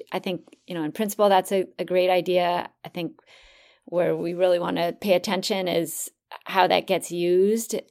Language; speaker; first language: English; native; English